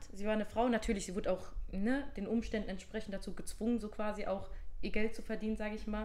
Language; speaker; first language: German; early bilingual, other home language; Berber languages